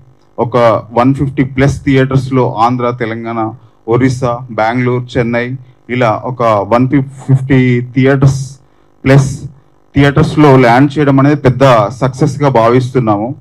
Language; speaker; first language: Telugu; native; Telugu